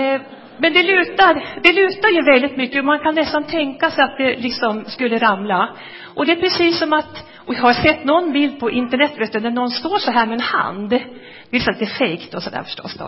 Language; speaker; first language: Swedish; native; Swedish